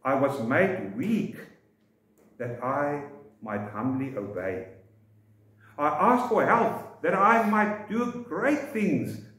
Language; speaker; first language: English; non-native, local second language; Afrikaans